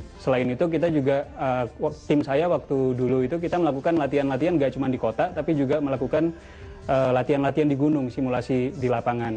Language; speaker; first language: Indonesian; native; Indonesian